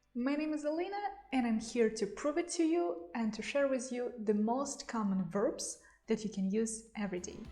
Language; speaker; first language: English; non-native, fluent; Russian